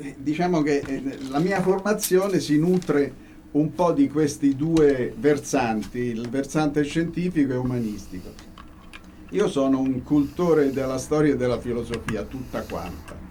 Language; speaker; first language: Italian; native; Italian